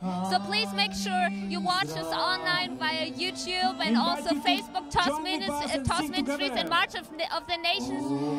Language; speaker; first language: English; non-native, fluent; German